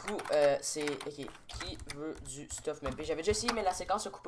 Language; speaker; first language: French; native; French